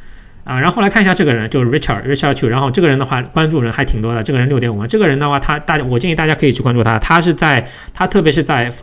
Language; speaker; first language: Chinese; native; Chinese